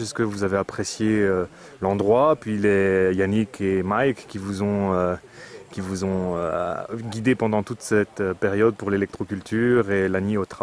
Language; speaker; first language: French; native; French